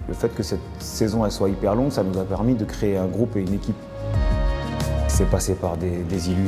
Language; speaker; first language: French; native; French